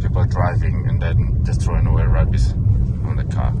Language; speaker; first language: English; non-native, fluent; Indonesian